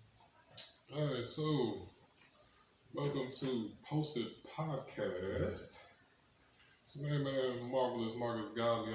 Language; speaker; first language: English; native; English